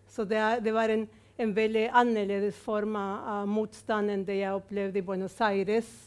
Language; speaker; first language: Norwegian; non-native, fluent; Spanish